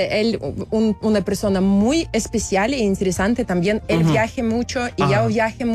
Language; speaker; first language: Spanish; non-native, learner; Russian